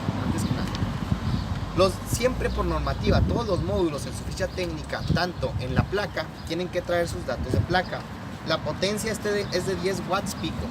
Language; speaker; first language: Spanish; native; Spanish